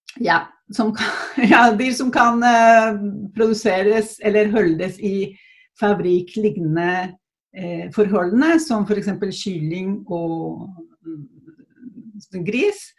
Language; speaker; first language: Norwegian; non-native, fluent; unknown